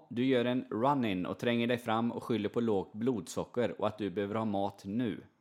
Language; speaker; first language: Swedish; native; Swedish